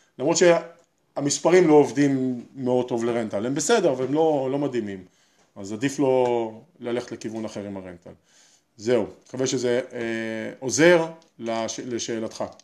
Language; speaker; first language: Hebrew; native; Hebrew